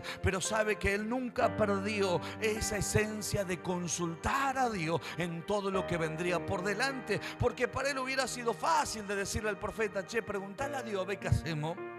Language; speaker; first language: Spanish; native; Spanish